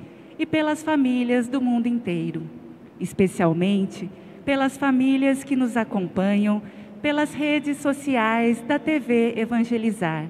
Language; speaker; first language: Portuguese; native; Portuguese